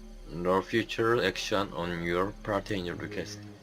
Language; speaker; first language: English; non-native, learner; Korean